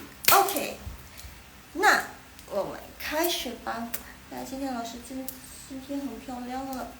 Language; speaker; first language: Chinese; non-native, fluent; Indonesian